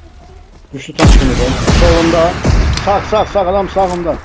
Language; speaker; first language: Turkish; native; Turkish